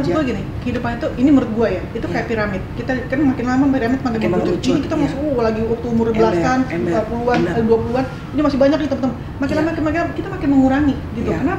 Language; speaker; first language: Indonesian; native; Indonesian